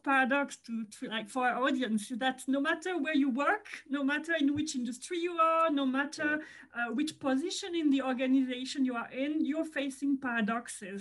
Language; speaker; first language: English; non-native, fluent; French